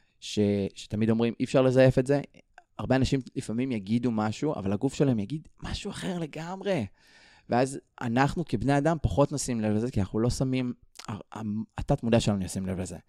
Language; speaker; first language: Hebrew; native; Hebrew